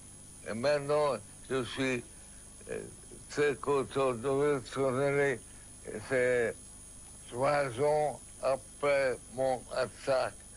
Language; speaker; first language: French; non-native, learner; English